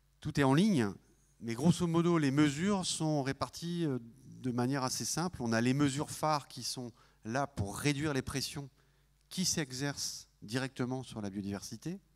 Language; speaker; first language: French; native; French